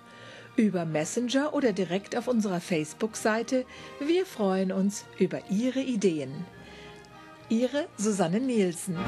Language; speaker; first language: German; native; German